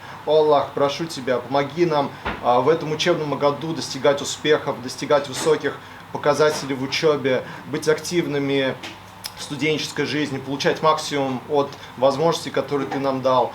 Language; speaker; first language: Russian; native; Russian